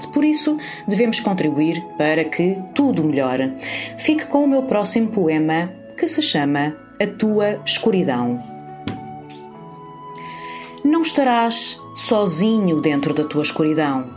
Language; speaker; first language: Portuguese; native; Portuguese